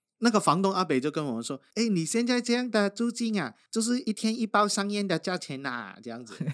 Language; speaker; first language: Chinese; non-native, local second language; Cantonese